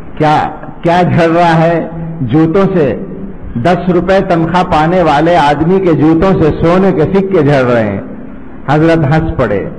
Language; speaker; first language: Urdu; native; Urdu